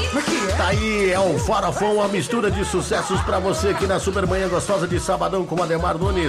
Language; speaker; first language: Portuguese; native; Portuguese